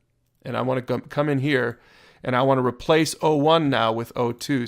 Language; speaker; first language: English; native; English